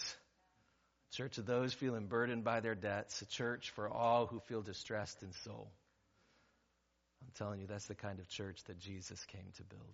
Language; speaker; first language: English; native; English